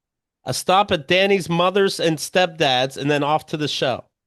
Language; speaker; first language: English; native; English